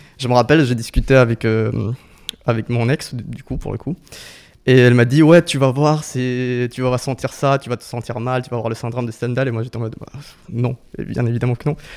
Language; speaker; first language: French; non-native, fluent; Spanish